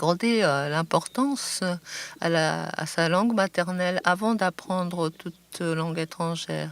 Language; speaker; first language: French; non-native, fluent; Japanese